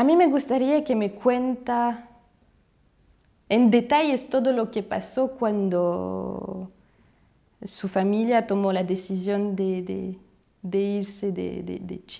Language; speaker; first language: Spanish; non-native, fluent; Russian